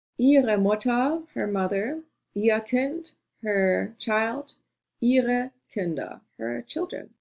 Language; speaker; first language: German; non-native, fluent; English